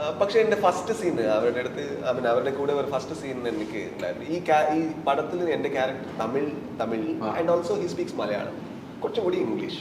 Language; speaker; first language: Malayalam; non-native, learner; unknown